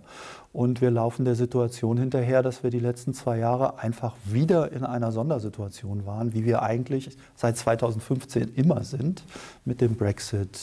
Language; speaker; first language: German; native; German